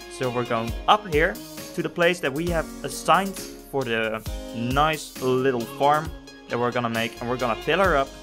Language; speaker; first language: English; non-native, fluent; Dutch